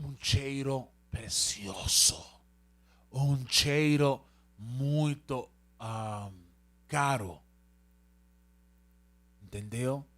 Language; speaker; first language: Portuguese; non-native, learner; Spanish